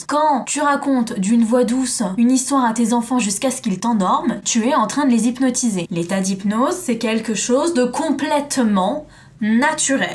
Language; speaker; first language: French; native; French